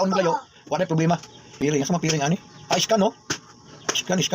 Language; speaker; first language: Cebuano; native; Cebuano